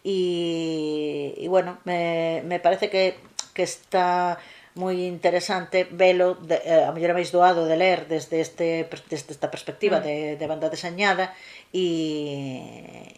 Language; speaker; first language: Galician; native; Galician